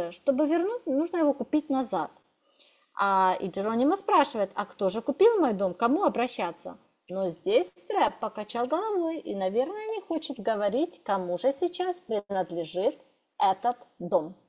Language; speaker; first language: Russian; native; Russian